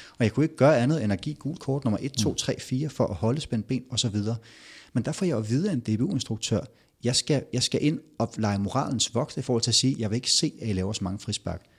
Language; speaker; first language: Danish; native; Danish